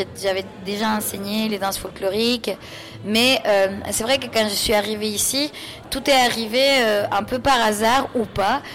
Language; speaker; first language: French; non-native, fluent; Spanish